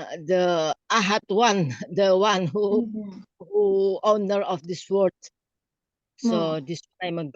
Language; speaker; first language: English; non-native, learner; Indonesian